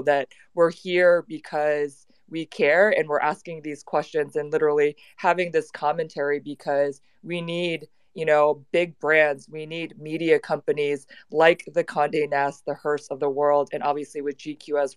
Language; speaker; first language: English; native; English